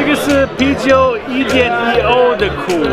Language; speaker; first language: Chinese; non-native, fluent; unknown